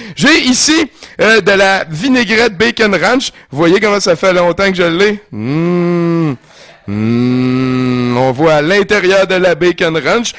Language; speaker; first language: French; native; French